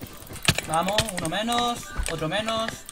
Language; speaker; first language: Spanish; native; Spanish